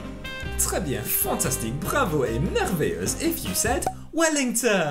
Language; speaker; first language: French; non-native, fluent; English